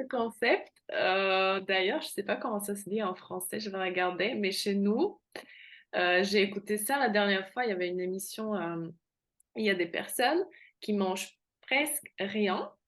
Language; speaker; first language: French; non-native, fluent; Slovak